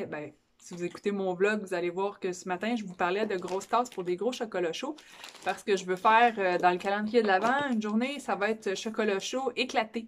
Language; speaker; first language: French; native; French